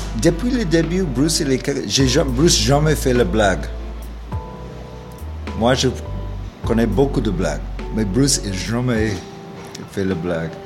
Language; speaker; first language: French; non-native, learner; English